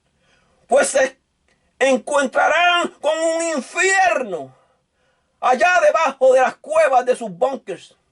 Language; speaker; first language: Spanish; native; Spanish